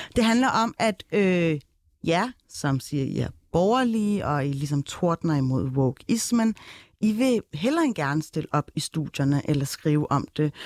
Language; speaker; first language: Danish; native; Danish